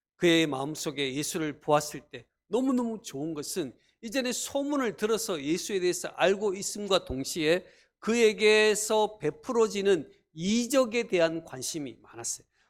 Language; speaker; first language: Korean; native; Korean